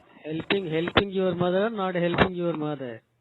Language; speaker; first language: English; non-native, local second language; Telugu